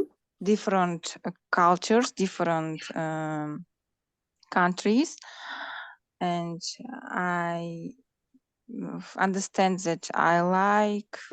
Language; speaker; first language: English; non-native, learner; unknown